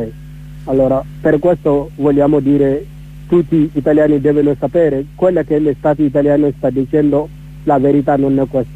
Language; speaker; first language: Italian; non-native, learner; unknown